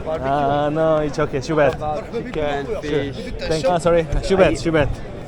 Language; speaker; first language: English; non-native, learner; Korean